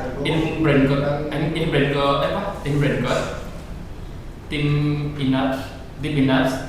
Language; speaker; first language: English; non-native, learner; Indonesian